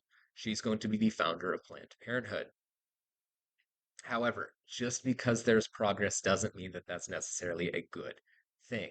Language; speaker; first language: English; native; English